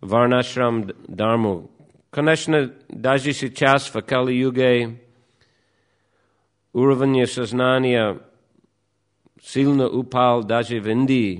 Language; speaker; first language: Russian; non-native, fluent; English